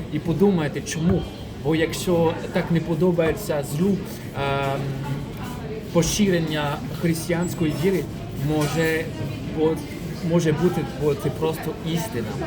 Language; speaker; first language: Ukrainian; non-native, fluent; French